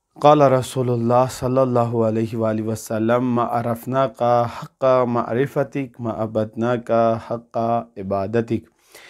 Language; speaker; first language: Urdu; non-native, local second language; Balti